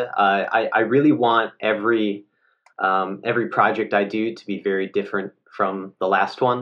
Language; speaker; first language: English; native; English